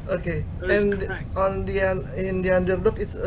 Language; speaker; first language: English; non-native, learner; Indonesian